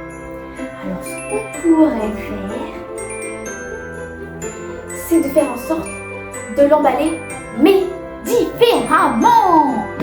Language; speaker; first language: French; native; French